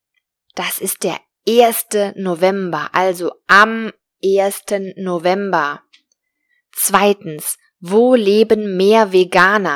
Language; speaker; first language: German; non-native, fluent; Spanish